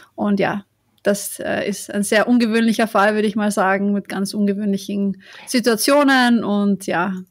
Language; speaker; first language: German; native; German